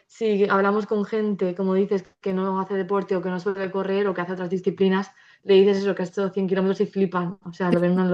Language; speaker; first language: Spanish; native; Spanish